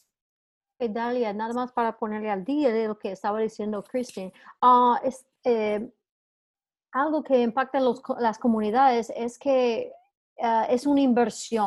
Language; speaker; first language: Spanish; non-native, fluent; English